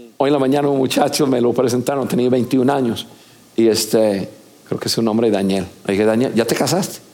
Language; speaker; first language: Spanish; non-native, fluent; English